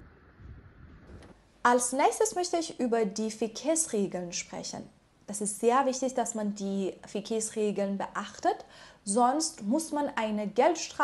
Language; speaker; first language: German; non-native, fluent; Persian